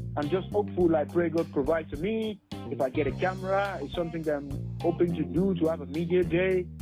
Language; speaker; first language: English; non-native, local second language; Yoruba